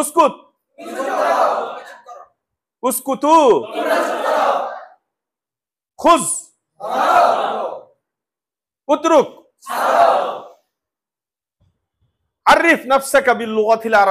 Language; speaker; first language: Arabic; non-native, fluent; Bangla